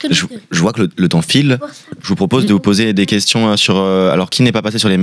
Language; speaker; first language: French; native; French